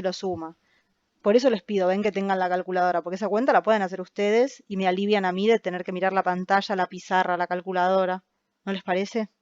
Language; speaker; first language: Spanish; native; Spanish